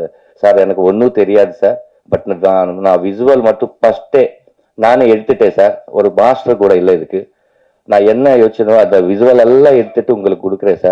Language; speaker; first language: Tamil; non-native, learner; Telugu